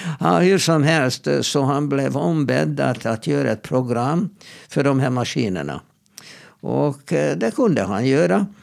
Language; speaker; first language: Swedish; non-native, fluent; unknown